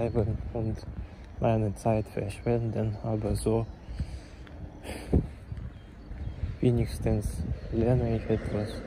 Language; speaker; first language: German; non-native, learner; Ukrainian